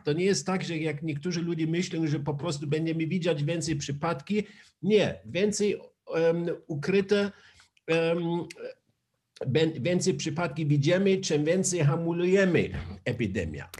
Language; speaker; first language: Polish; non-native, learner; German